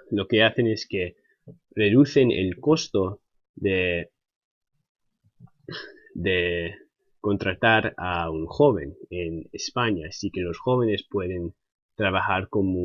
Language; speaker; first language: Spanish; non-native, fluent; English